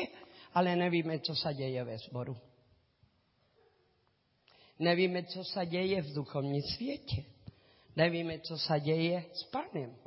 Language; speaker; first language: Czech; non-native, learner; Spanish